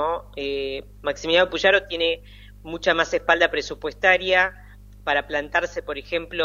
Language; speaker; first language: Spanish; native; Spanish